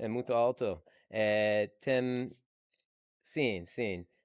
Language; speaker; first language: Portuguese; non-native, learner; English